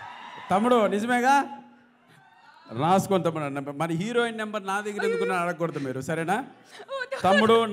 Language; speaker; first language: Telugu; native; Telugu